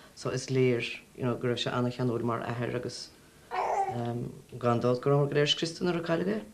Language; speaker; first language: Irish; native; Irish